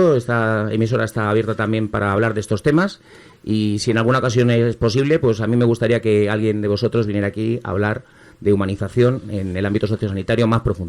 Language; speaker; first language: Spanish; native; Spanish